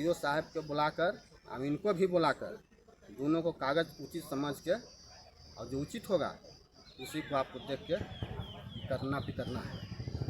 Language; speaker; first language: Hindi; non-native, local second language; Magahi